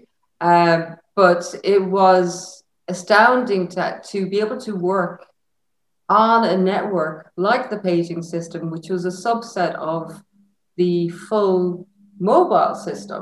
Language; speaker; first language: English; native; English